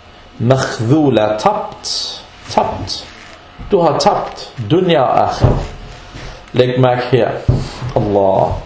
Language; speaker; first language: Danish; non-native, fluent; Arabic